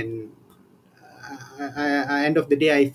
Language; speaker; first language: English; non-native, local second language; Tamil